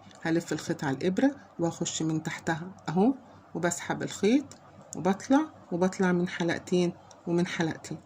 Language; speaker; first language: Arabic; native; Arabic